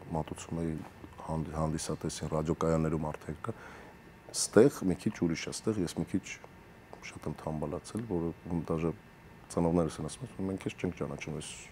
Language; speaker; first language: Armenian; early bilingual, heritage; Armenian